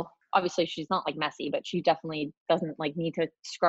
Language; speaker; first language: English; native; English